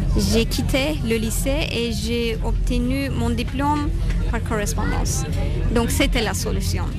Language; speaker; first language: French; non-native, fluent; Turkish